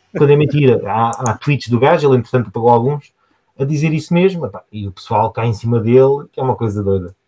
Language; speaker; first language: Portuguese; native; Portuguese